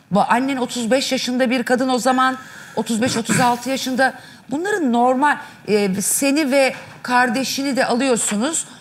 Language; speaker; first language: Turkish; native; Turkish